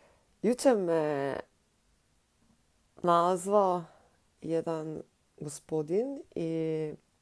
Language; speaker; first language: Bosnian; non-native, learner; Slovenian